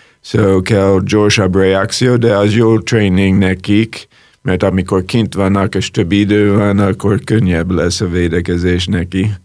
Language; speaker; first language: Hungarian; non-native, learner; English